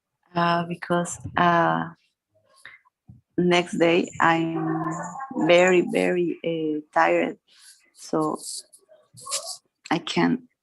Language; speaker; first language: English; non-native, learner; Spanish